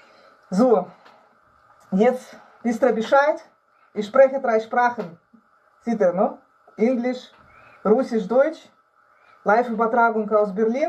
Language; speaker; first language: German; non-native, fluent; Russian